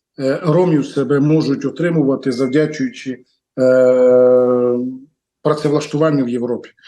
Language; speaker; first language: Ukrainian; non-native, local second language; Romany